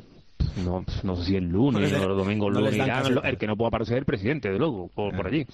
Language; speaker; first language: Spanish; native; Spanish